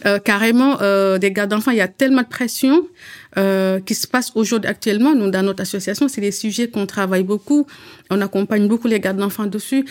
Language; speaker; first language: French; early bilingual, other home language; Wolof